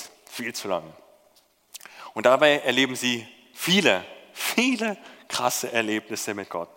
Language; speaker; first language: German; native; German